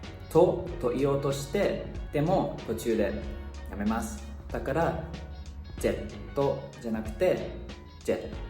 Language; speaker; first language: Japanese; non-native, fluent; Thai